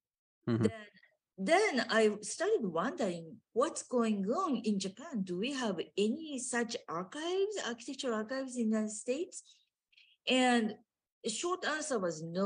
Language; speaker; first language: English; non-native, fluent; Japanese